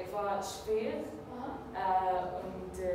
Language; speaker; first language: German; non-native, learner; Arabic